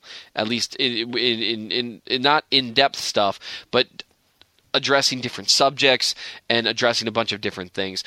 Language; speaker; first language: English; native; English